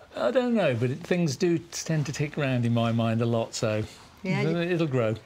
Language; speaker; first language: English; native; English